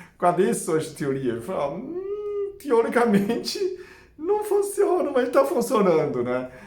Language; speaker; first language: Portuguese; non-native, fluent; Chinese